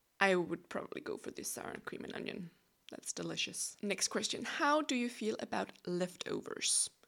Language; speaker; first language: English; non-native, fluent; Danish